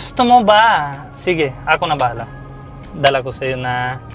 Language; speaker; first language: Filipino; non-native, learner; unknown